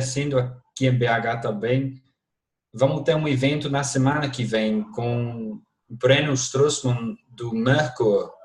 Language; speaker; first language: Portuguese; non-native, fluent; English